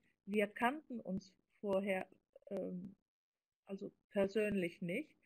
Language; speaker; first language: German; non-native, fluent; Greek